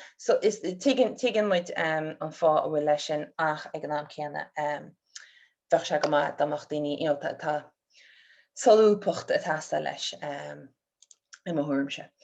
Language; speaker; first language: Irish; native; Irish